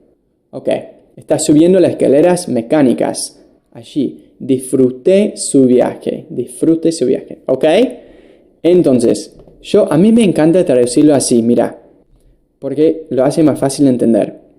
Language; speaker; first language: Spanish; non-native, fluent; English